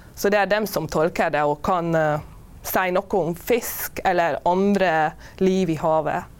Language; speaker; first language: Norwegian; non-native, fluent; Hungarian